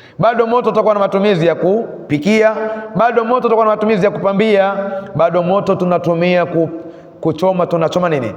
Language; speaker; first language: Swahili; native; Swahili